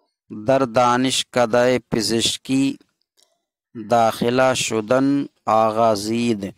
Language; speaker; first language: Persian; non-native, fluent; Urdu